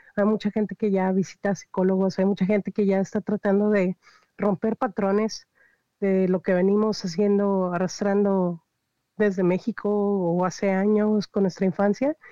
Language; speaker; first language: Spanish; native; Spanish